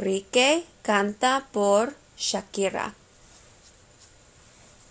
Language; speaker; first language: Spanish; non-native, fluent; English